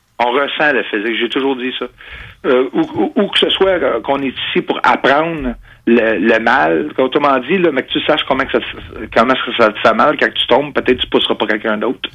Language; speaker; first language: French; non-native, local second language; English